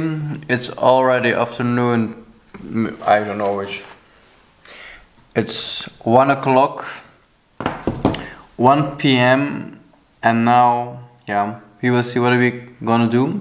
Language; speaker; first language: English; non-native, fluent; Dutch